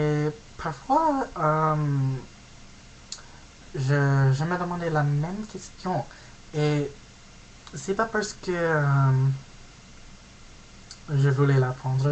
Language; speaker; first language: French; non-native, learner; English